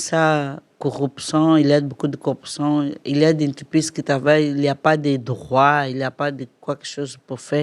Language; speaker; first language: French; non-native, learner; Portuguese